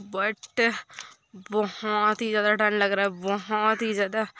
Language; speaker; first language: Hindi; native; Hindi